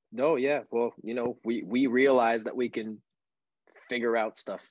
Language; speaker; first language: English; non-native, fluent; French